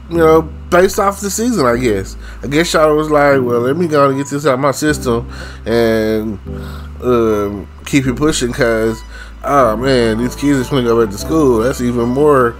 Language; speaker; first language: English; native; English